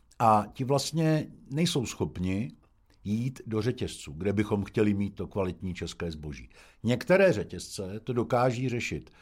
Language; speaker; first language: Czech; native; Czech